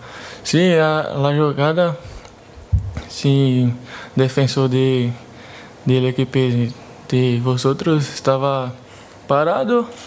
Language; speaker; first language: Spanish; non-native, learner; Portuguese